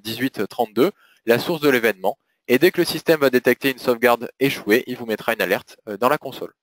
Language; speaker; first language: French; native; French